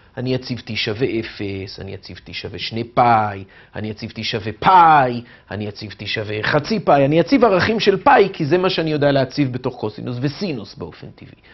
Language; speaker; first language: Hebrew; native; Hebrew